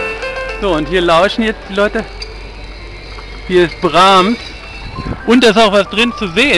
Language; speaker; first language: German; native; German